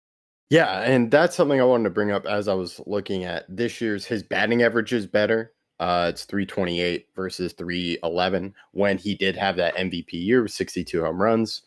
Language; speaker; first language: English; native; English